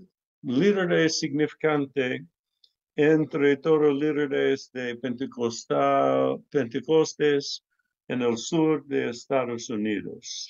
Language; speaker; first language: Spanish; non-native, learner; English